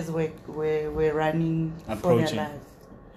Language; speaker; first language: English; non-native, local second language; Tswana